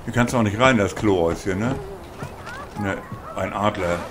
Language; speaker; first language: German; native; German